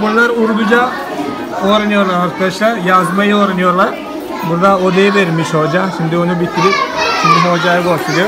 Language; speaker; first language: Turkish; non-native, fluent; Malayalam